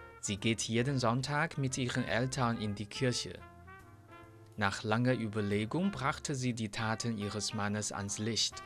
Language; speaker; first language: German; non-native, fluent; Chinese